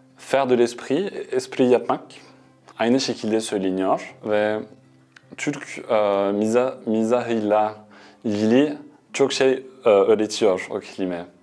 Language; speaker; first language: Turkish; non-native, fluent; French